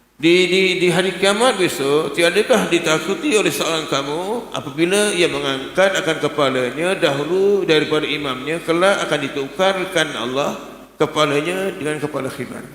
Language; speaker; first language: Malay; native; Malay